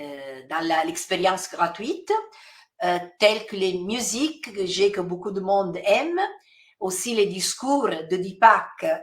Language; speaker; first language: French; non-native, fluent; Italian